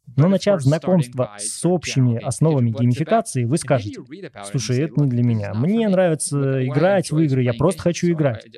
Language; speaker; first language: Russian; non-native, fluent; Spanish